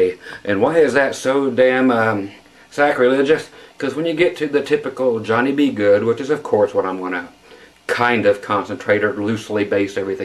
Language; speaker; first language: English; native; English